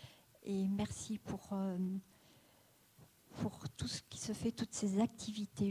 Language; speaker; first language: French; native; French